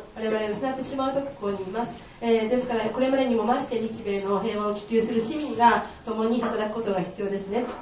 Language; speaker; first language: Japanese; native; Japanese